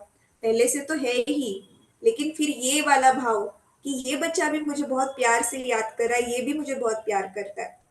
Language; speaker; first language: Hindi; native; Hindi